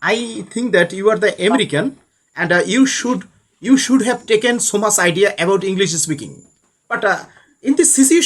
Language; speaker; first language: English; non-native, local second language; Bangla